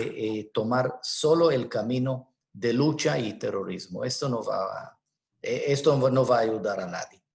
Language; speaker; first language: Spanish; non-native, fluent; Hebrew